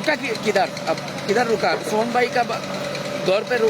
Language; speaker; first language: Hindi; non-native, learner; Bangla